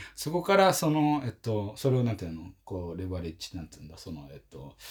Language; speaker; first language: Japanese; early bilingual, other home language; German